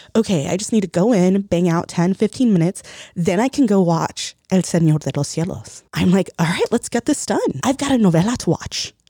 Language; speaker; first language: English; early bilingual, other home language; Spanish